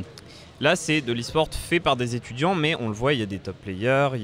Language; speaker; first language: French; native; French